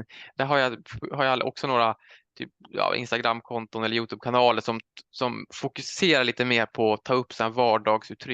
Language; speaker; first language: Swedish; native; Swedish